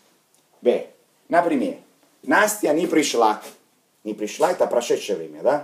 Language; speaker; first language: Russian; non-native, fluent; Italian